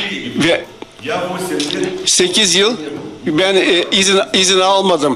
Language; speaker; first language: Turkish; non-native, fluent; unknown